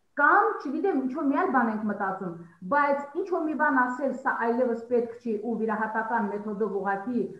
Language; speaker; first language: Armenian; native; Armenian